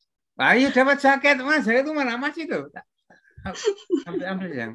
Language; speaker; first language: Indonesian; native; Indonesian